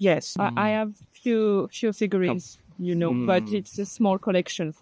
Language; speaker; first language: English; non-native, learner; French